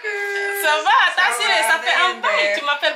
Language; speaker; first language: French; non-native, local second language; Wolof